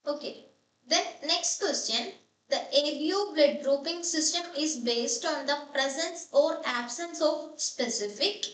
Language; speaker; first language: English; non-native, local second language; Malayalam